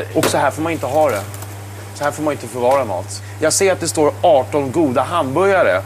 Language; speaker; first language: Swedish; native; Swedish